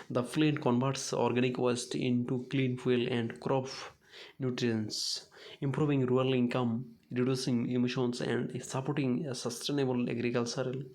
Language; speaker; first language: English; non-native, local second language; Bangla